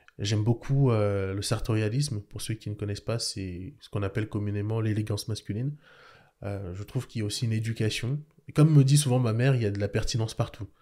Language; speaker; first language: French; early bilingual, other home language; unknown